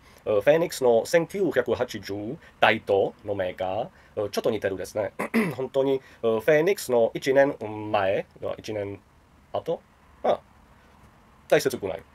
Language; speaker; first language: Japanese; non-native, learner; Czech